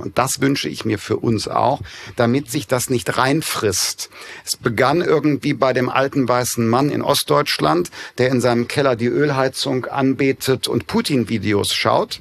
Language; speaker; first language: German; native; German